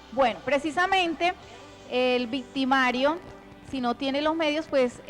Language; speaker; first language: Spanish; native; Spanish